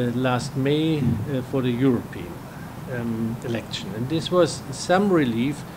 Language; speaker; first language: English; non-native, fluent; German